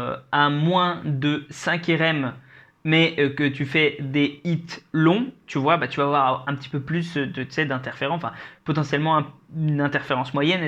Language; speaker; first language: French; native; French